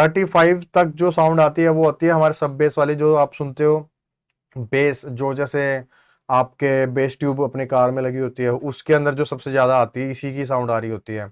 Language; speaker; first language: Hindi; native; Hindi